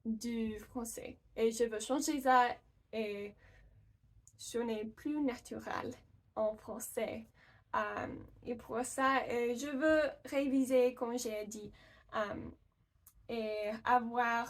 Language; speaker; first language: French; non-native, learner; English